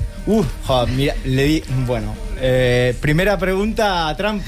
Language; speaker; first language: Spanish; native; Spanish